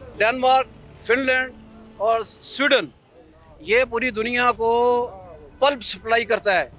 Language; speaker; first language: Urdu; non-native, local second language; Punjabi